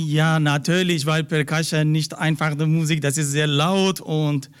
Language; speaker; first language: German; non-native, learner; Persian